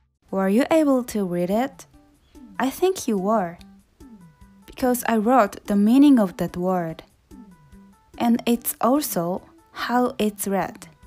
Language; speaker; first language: English; non-native, fluent; Japanese